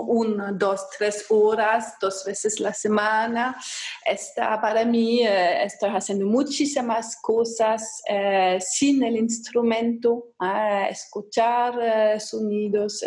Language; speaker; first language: Spanish; non-native, fluent; German